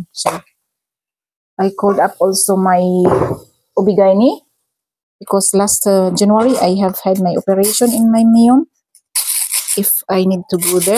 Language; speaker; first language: English; non-native, local second language; Filipino